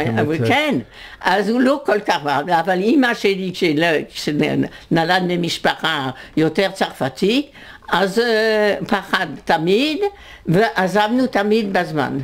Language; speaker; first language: Hebrew; non-native, fluent; French